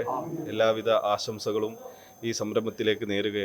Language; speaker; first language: Malayalam; native; Malayalam